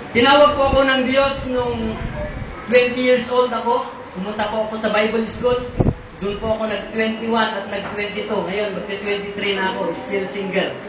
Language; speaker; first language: Filipino; non-native, local second language; Iloko